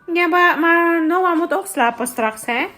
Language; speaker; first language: Dutch; non-native, learner; Cebuano